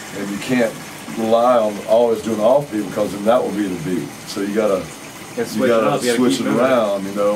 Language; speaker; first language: English; native; English